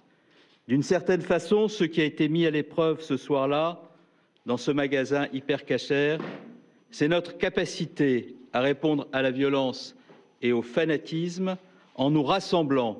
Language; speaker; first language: French; native; French